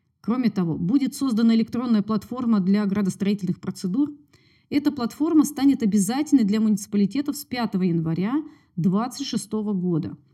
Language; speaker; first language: Russian; native; Russian